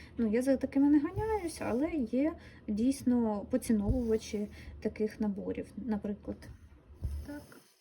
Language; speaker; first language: Ukrainian; non-native, local second language; Russian